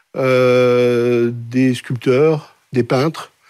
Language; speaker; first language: French; native; French